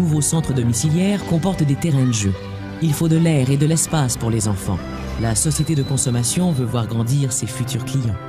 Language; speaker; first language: French; native; French